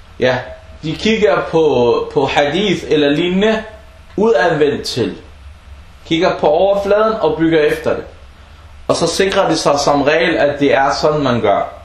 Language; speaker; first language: Danish; early bilingual, other home language; Arabic